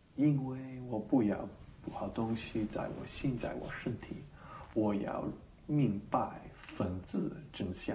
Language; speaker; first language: Chinese; non-native, learner; English